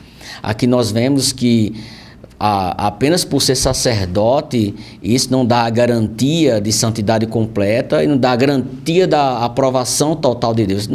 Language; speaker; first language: Portuguese; native; Portuguese